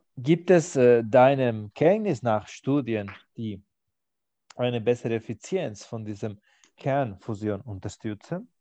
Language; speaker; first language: German; non-native, fluent; Spanish